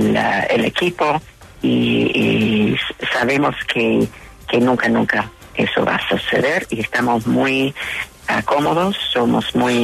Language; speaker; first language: Spanish; non-native, fluent; English